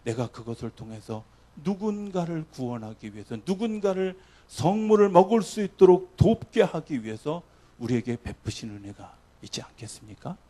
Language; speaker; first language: Korean; native; Korean